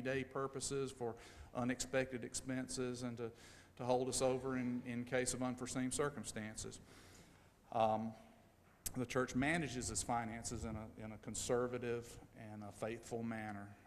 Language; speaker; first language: English; native; English